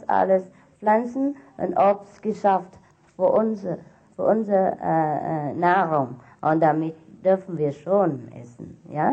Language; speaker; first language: German; non-native, fluent; Vietnamese